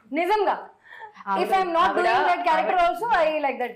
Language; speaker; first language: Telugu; non-native, local second language; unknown